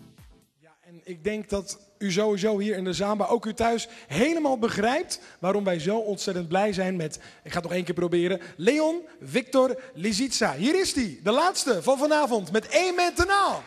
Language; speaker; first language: Dutch; native; Dutch